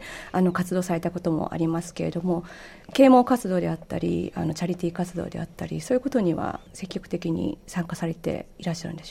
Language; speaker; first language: Japanese; native; Japanese